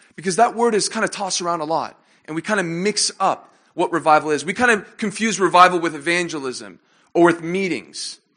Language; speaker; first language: English; native; English